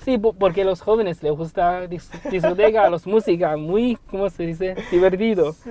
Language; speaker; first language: Spanish; non-native, learner; Chinese